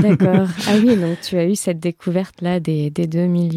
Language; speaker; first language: French; native; French